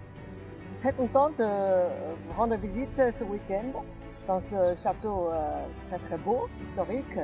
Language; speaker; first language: French; non-native, fluent; Chinese